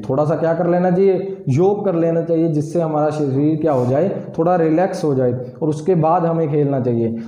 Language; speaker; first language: Hindi; native; Hindi